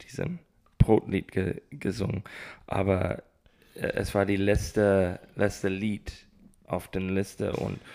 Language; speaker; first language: German; non-native, learner; English